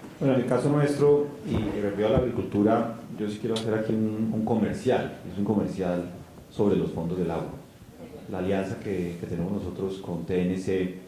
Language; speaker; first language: Spanish; native; Spanish